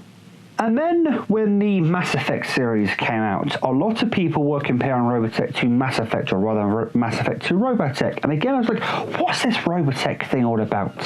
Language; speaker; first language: English; native; English